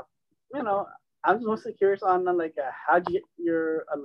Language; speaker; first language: English; native; English